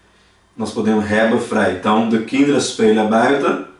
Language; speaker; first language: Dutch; non-native, fluent; Portuguese